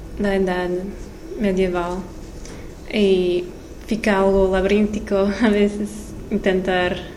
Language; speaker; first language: Portuguese; non-native, learner; English